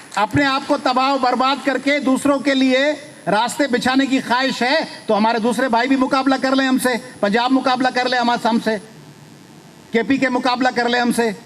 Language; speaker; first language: Urdu; non-native, local second language; Sindhi